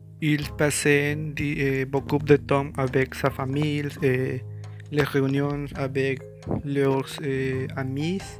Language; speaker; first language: French; non-native, learner; Spanish